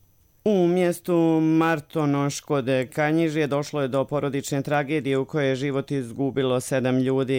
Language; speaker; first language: Croatian; native; Croatian